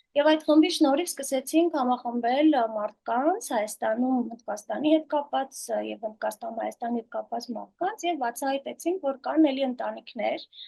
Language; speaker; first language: Armenian; native; Armenian